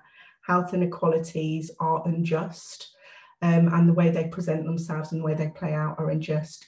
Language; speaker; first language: English; native; English